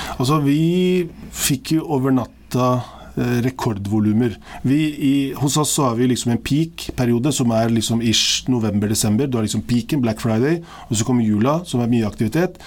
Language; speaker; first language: Norwegian; early bilingual, other home language; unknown